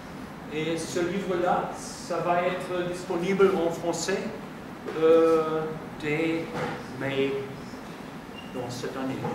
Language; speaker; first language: French; non-native, fluent; German